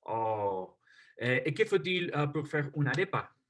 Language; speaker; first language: French; non-native, learner; Spanish